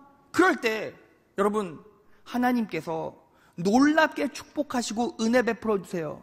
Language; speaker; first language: Korean; native; Korean